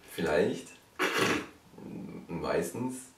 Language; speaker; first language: German; native; German